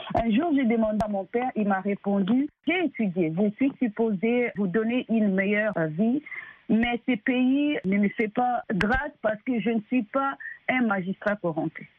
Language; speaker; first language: French; non-native, local second language; Lingala